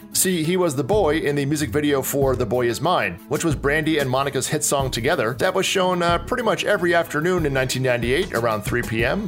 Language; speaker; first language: English; native; English